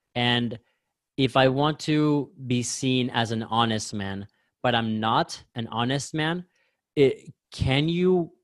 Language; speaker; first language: English; early bilingual, other home language; Spanish